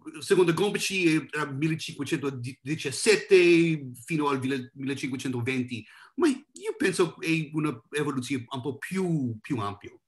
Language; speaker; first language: Italian; non-native, learner; English